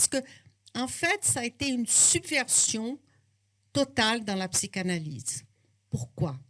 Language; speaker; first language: French; non-native, fluent; Portuguese